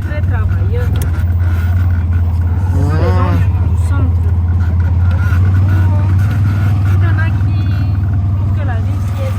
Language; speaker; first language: French; non-native, local second language; Malagasy